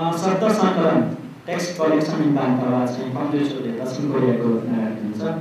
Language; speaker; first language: Nepali; non-native, local second language; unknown